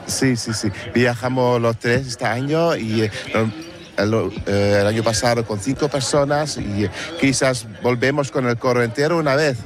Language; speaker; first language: Spanish; non-native, fluent; Dutch